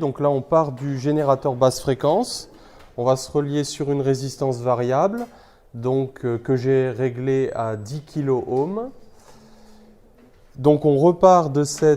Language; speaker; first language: French; native; French